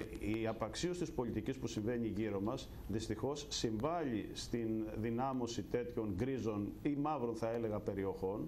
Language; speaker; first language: Greek; native; Greek